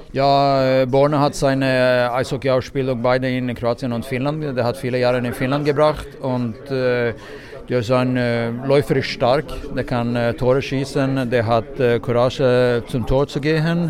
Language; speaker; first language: German; non-native, fluent; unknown